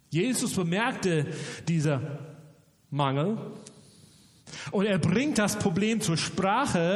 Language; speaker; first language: German; non-native, fluent; English